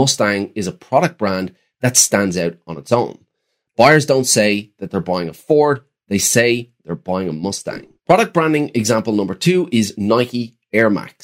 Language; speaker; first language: English; native; English